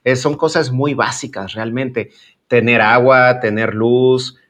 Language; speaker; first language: Spanish; native; Spanish